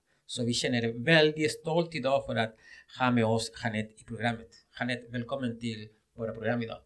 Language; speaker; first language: Swedish; non-native, fluent; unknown